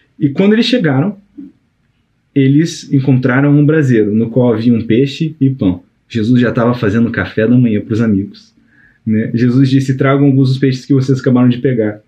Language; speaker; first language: Portuguese; native; Portuguese